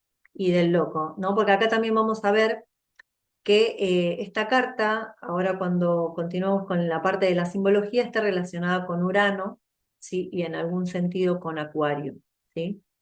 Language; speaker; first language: Spanish; native; Spanish